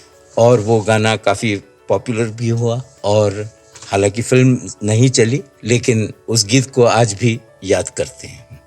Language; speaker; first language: Hindi; native; Hindi